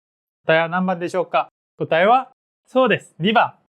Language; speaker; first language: Japanese; non-native, fluent; Korean